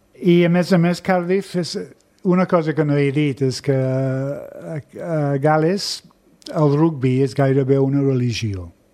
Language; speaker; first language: Catalan; non-native, fluent; English